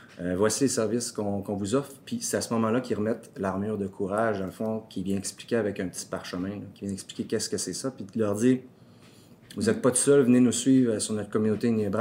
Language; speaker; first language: French; native; French